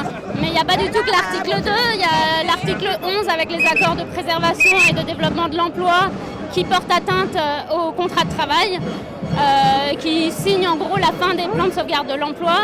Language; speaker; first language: French; native; French